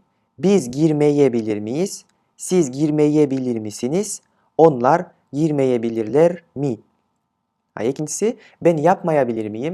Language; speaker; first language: Turkish; non-native, fluent; Kyrgyz